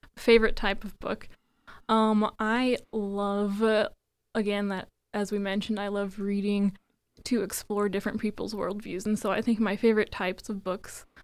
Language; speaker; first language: English; native; English